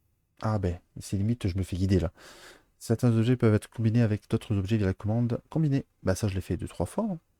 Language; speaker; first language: French; native; French